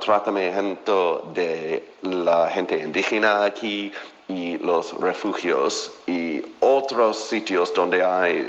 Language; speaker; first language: Spanish; non-native, fluent; English